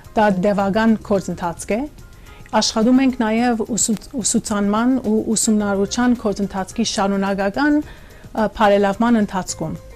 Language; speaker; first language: Armenian; early bilingual, heritage; Armenian